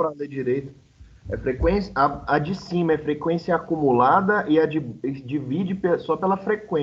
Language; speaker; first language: Portuguese; native; Portuguese